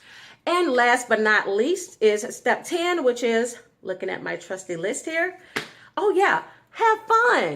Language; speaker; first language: English; native; English